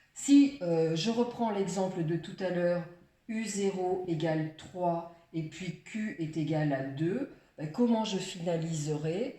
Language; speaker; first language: French; native; French